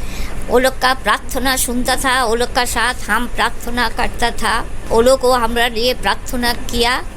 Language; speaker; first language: Hindi; non-native, local second language; Bangla